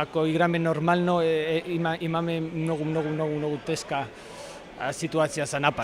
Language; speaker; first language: Macedonian; non-native, learner; Spanish